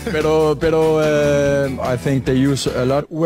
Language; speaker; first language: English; non-native, fluent; Danish